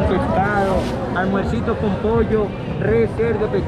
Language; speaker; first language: Spanish; native; Spanish